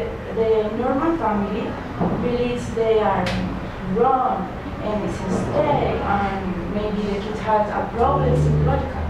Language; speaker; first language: English; non-native, learner; Spanish